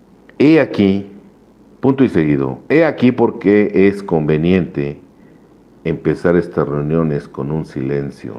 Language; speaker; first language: Spanish; native; Spanish